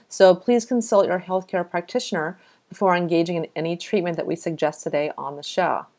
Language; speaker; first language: English; native; English